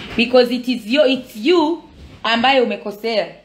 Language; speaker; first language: English; non-native, local second language; Swahili